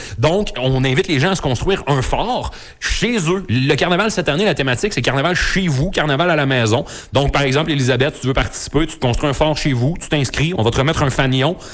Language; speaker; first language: French; native; French